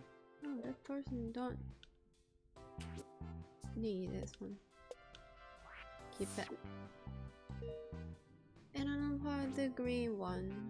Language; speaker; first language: English; non-native, learner; Japanese